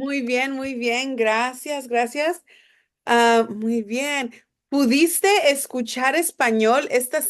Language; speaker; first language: Spanish; non-native, fluent; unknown